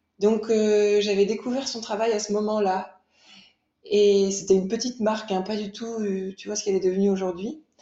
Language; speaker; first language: French; native; French